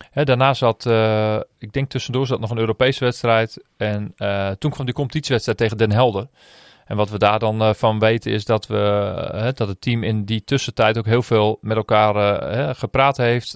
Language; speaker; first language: Dutch; native; Dutch